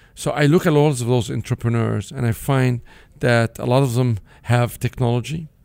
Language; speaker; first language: English; non-native, fluent; Arabic